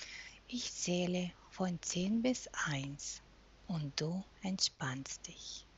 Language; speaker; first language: German; non-native, fluent; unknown